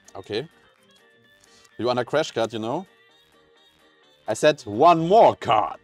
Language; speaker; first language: English; non-native, learner; German